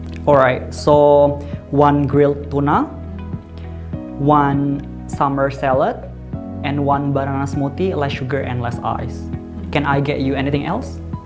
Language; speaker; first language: English; non-native, fluent; Indonesian